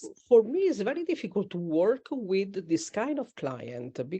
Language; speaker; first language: English; non-native, learner; Italian